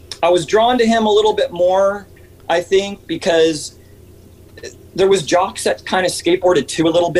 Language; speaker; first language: English; native; English